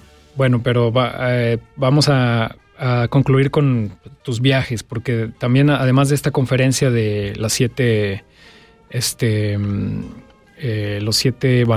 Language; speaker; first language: Spanish; native; Spanish